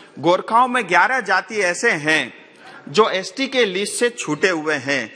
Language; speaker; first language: Hindi; non-native, local second language; Nepali